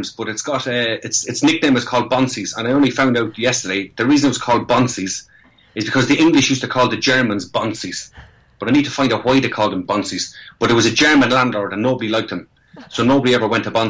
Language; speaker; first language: English; native; English